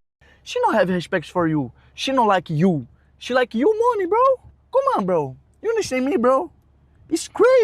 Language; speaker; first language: English; non-native, learner; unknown